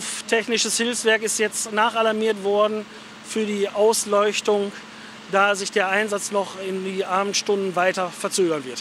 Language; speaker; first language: German; native; German